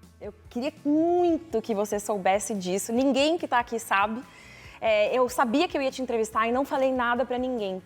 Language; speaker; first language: Portuguese; native; Portuguese